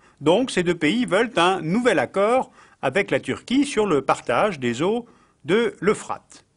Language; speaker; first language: French; native; French